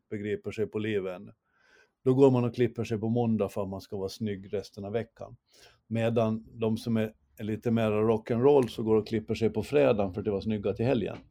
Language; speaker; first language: Swedish; native; Swedish